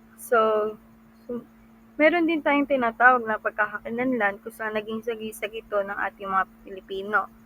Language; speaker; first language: Filipino; non-native, local second language; Cebuano